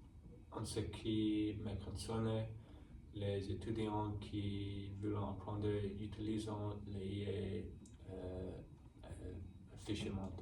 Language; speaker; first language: French; non-native, learner; English